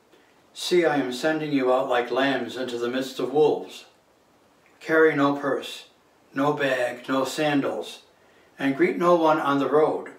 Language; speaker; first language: English; native; English